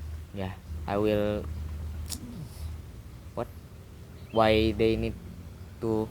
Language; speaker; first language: English; non-native, learner; Indonesian